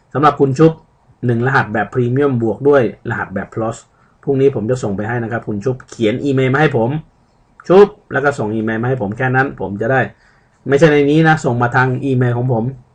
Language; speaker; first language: Thai; early bilingual, other home language; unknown